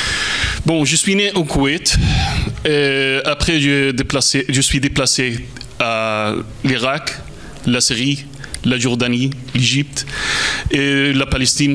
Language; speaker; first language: French; non-native, fluent; Arabic